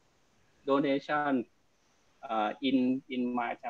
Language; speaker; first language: English; non-native, learner; Thai